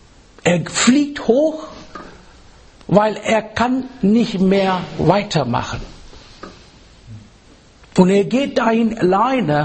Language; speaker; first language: German; non-native, fluent; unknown